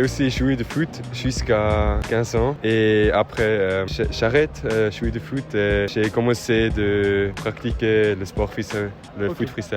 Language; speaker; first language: French; non-native, local second language; German